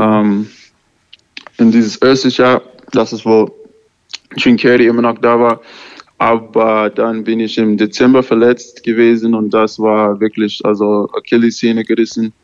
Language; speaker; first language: German; non-native, learner; English